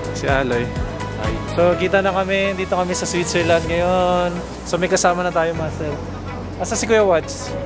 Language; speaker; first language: Filipino; native; Filipino